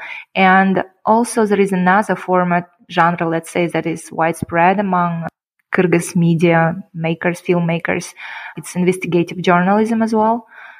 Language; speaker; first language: English; non-native, fluent; Kyrgyz